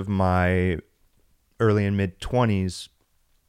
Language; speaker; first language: English; native; English